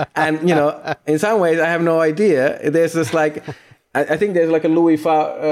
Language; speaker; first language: English; non-native, fluent; Finnish